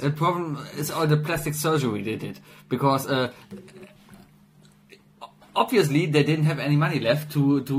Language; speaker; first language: English; non-native, fluent; German